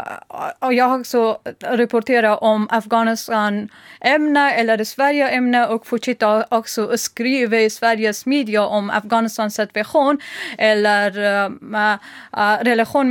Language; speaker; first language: Swedish; non-native, learner; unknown